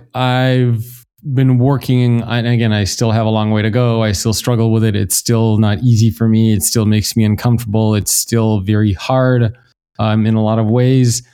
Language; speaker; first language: English; native; English